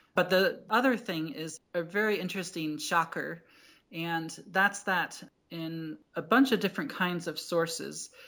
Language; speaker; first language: English; native; English